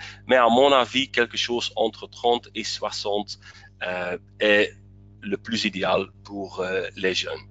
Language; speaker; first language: French; non-native, local second language; Dutch